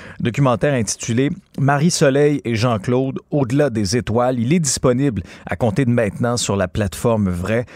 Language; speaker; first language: French; native; French